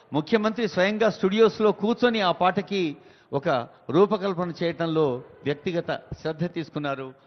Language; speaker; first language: Telugu; native; Telugu